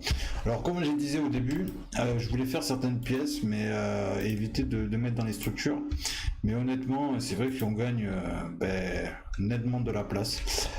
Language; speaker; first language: French; native; French